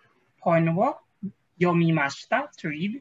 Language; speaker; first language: Japanese; non-native, fluent; Filipino